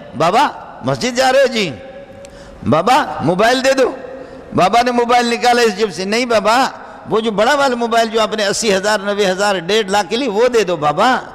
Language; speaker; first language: Urdu; non-native, local second language; Brahui